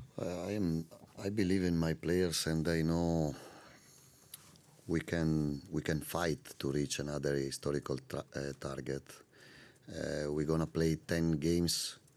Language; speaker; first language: English; non-native, learner; Italian